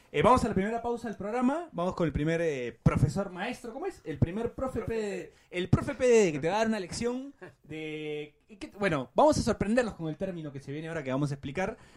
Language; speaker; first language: Spanish; native; Spanish